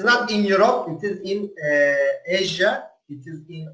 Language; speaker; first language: English; non-native, learner; Turkish